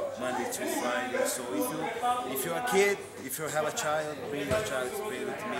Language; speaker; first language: English; non-native, learner; Portuguese